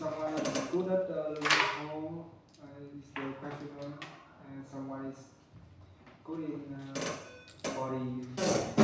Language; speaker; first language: English; non-native, learner; Vietnamese